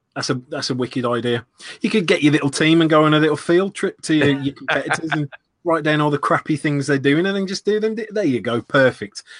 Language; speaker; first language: English; native; English